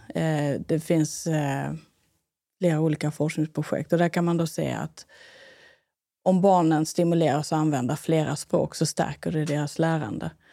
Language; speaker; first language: Swedish; native; Swedish